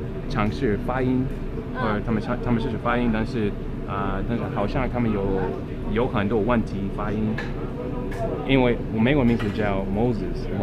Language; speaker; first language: Chinese; non-native, fluent; English